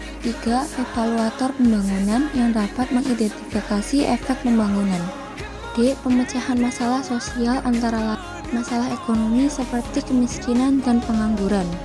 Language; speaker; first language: Indonesian; native; Indonesian